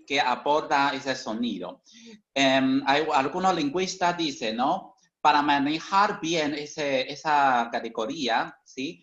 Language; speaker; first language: Spanish; non-native, fluent; Chinese